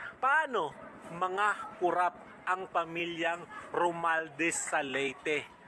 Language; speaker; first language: Filipino; non-native, local second language; Waray